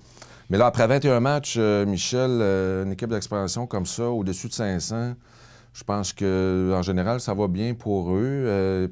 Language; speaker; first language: French; native; French